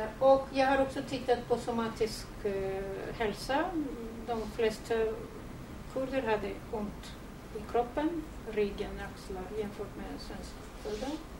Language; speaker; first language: Swedish; non-native, fluent; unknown